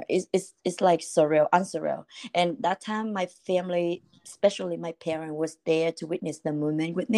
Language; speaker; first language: English; non-native, fluent; Vietnamese